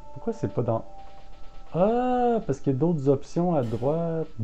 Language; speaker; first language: French; native; French